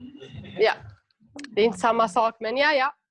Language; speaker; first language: Swedish; non-native, local second language; Kurdish